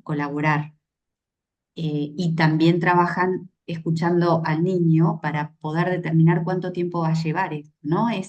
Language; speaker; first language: Spanish; native; Spanish